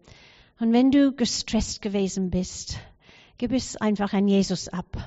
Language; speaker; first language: German; non-native, fluent; English